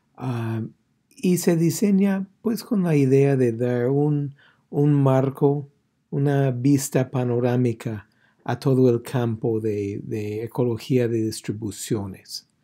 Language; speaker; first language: Spanish; non-native, fluent; English